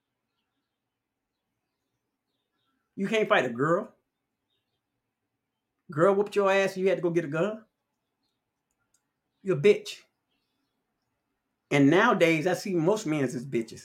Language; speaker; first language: English; native; English